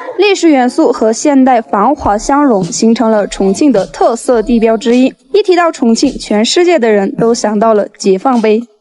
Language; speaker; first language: Chinese; non-native, local second language; Tibetan